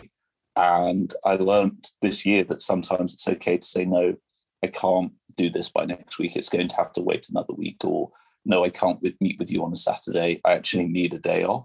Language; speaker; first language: English; non-native, local second language; French